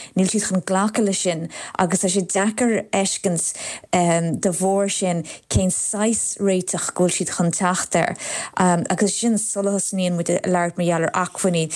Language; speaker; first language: Irish; non-native, local second language; English